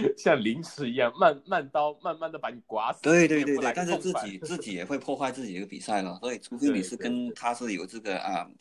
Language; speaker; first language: Chinese; non-native, fluent; Cantonese